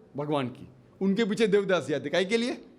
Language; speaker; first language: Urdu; non-native, local second language; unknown